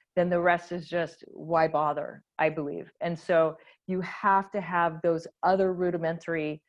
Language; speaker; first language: English; native; English